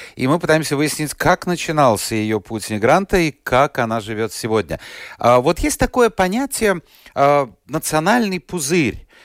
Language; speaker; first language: Russian; native; Russian